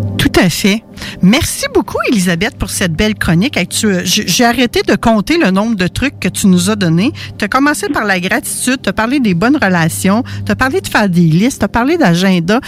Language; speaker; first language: French; native; French